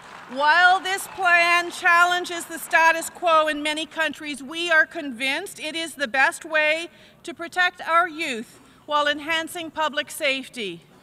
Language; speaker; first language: English; native; English